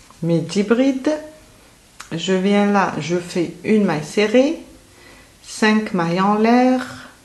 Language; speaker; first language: French; native; French